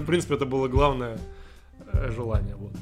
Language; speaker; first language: Russian; native; Russian